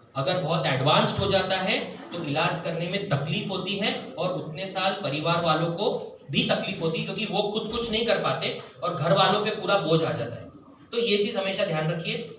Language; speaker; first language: Hindi; non-native, local second language; Marathi